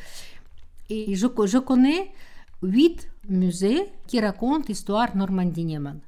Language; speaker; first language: French; non-native, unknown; Russian